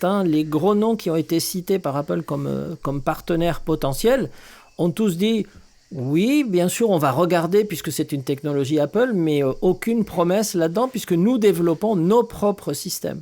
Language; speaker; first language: French; native; French